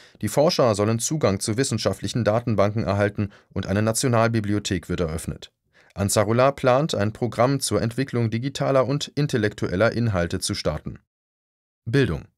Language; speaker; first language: German; native; German